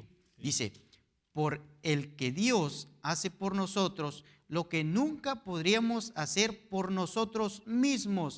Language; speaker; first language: Spanish; native; Spanish